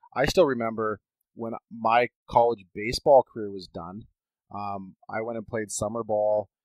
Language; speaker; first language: English; native; English